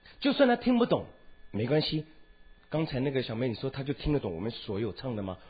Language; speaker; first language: Chinese; early bilingual, other home language; Min Nan Chinese